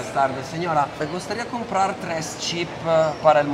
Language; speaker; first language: Spanish; non-native, learner; Italian